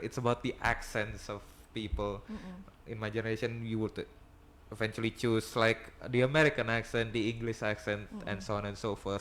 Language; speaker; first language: English; non-native, fluent; Indonesian